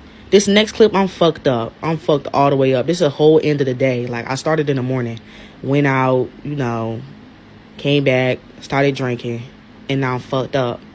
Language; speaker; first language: English; native; English